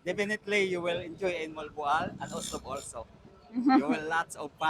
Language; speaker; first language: English; non-native, local second language; Cebuano